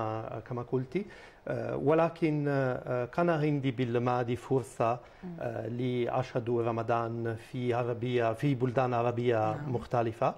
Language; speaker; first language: Arabic; non-native, fluent; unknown